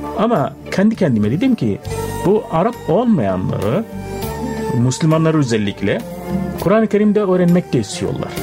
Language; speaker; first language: Turkish; non-native, fluent; Arabic